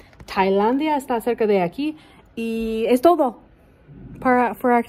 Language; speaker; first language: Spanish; non-native, learner; English